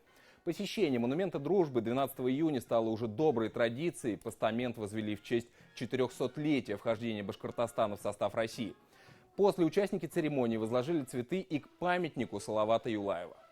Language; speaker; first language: Russian; native; Russian